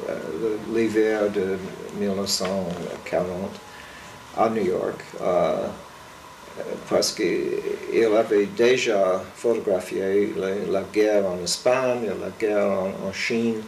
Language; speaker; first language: French; non-native, fluent; English